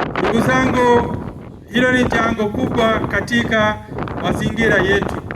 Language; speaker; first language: Swahili; non-native, fluent; Malayalam